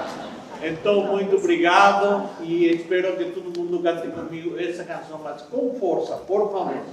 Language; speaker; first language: Portuguese; non-native, fluent; Spanish